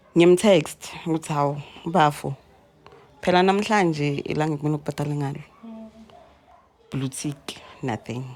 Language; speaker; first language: Zulu; native; Zulu